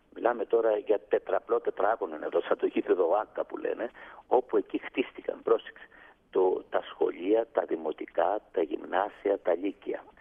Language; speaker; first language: Greek; native; Greek